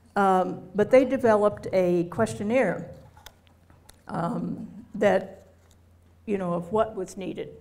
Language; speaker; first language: English; native; English